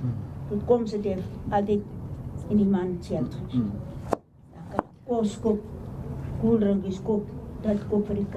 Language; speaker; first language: Dutch; non-native, local second language; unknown